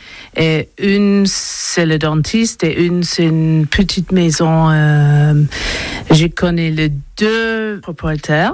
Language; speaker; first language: French; non-native, learner; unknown